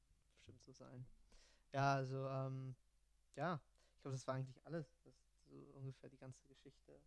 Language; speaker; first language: German; non-native, fluent; Italian